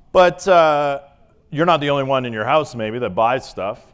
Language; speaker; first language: English; native; English